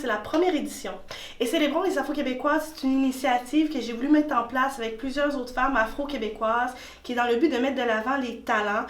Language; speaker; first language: French; native; French